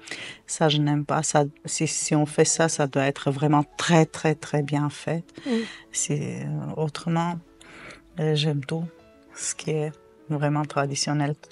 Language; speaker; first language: French; non-native, fluent; Armenian